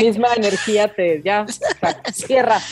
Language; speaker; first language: Spanish; native; Spanish